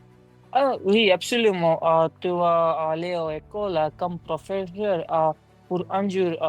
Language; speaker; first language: French; non-native, learner; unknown